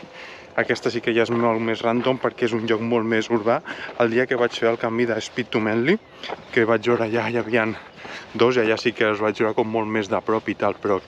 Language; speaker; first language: Catalan; native; Catalan